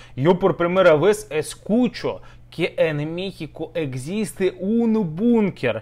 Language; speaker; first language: Spanish; non-native, learner; Russian